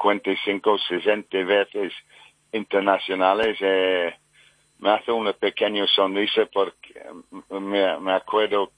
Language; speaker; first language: Spanish; non-native, fluent; English